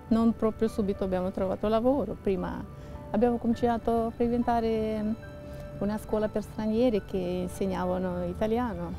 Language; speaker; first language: Italian; non-native, fluent; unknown